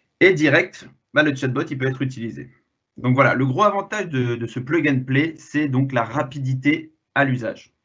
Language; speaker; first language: French; native; French